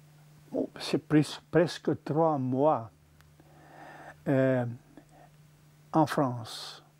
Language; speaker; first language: French; non-native, fluent; Czech